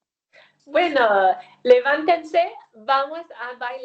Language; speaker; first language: Spanish; non-native, fluent; Welsh